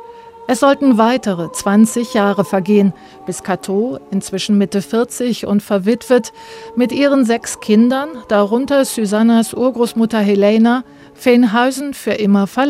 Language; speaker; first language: German; native; German